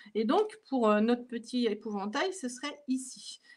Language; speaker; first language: French; native; French